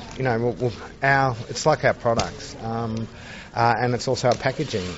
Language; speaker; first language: English; native; English